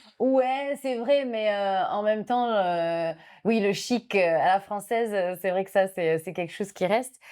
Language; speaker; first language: French; native; French